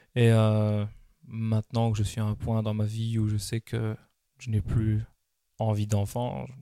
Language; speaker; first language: French; native; French